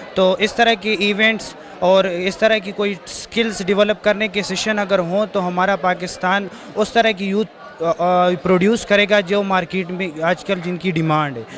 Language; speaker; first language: Urdu; non-native, local second language; Pashto